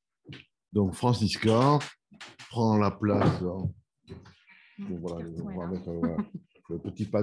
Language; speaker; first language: French; native; French